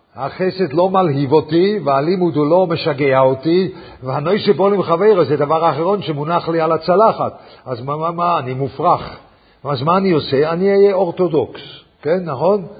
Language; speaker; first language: Hebrew; non-native, fluent; English